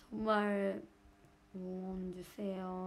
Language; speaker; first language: Korean; non-native, learner; Japanese